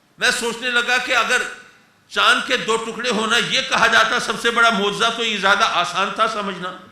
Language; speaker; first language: Urdu; native; Urdu